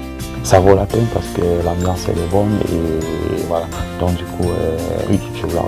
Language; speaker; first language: French; non-native, fluent; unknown